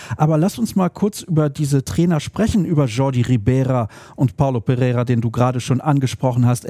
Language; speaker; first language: German; native; German